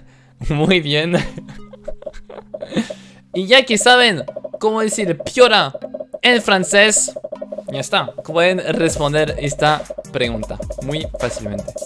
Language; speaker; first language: Spanish; non-native, fluent; French